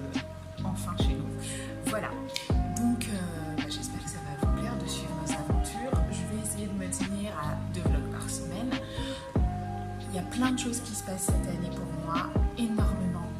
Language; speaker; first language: French; native; French